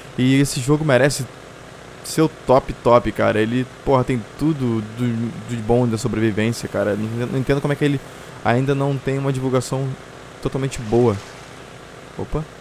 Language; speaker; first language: Portuguese; native; Portuguese